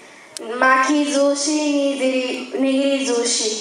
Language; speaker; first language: Japanese; non-native, learner; Spanish